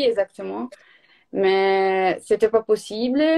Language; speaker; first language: French; non-native, learner; Portuguese